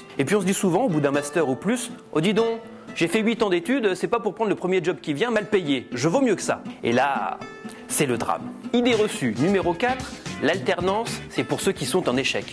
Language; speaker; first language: French; native; French